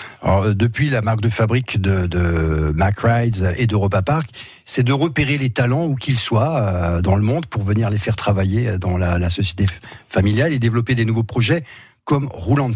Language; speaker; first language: French; native; French